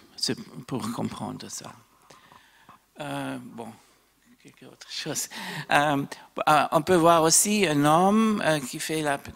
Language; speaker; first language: French; non-native, fluent; German